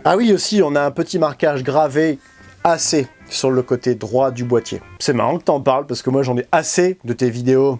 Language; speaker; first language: French; native; French